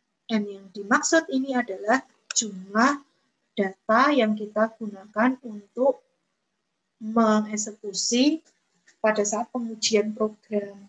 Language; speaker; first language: Indonesian; native; Indonesian